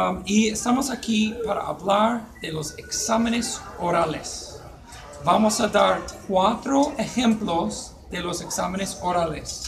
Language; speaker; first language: Spanish; non-native, fluent; English